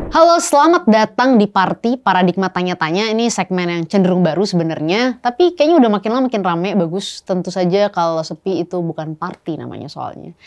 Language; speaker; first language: Indonesian; native; Indonesian